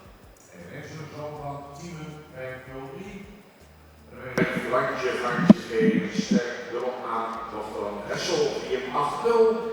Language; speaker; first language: Dutch; native; Dutch